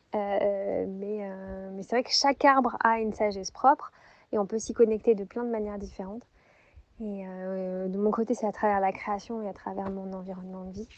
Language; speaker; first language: French; native; French